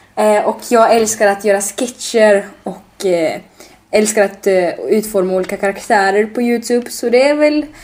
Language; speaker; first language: Swedish; early bilingual, other home language; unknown